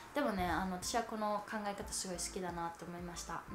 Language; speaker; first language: Japanese; native; Japanese